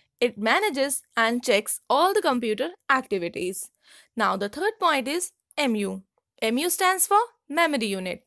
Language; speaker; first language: English; non-native, local second language; Hindi